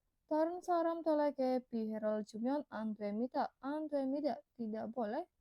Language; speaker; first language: Korean; non-native, learner; Indonesian